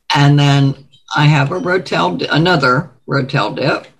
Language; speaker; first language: English; native; English